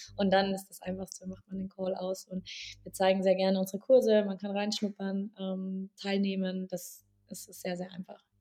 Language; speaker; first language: German; native; German